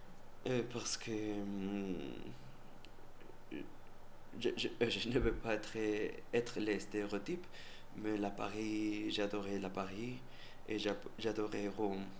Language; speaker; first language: French; non-native, learner; Spanish